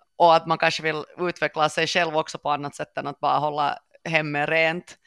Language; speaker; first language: Swedish; native; Swedish